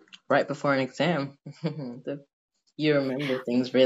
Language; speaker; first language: English; non-native, fluent; Indonesian